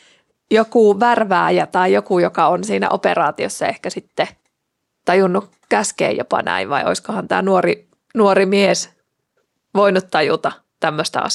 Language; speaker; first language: Finnish; native; Finnish